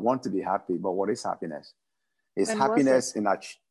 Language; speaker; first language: English; non-native, local second language; Igbo